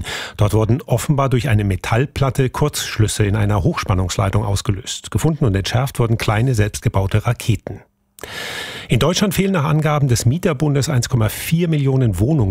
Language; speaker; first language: German; native; German